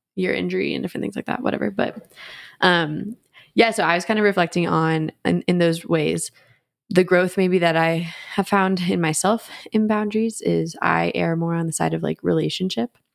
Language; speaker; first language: English; native; English